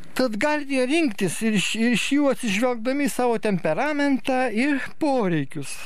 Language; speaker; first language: Lithuanian; native; Lithuanian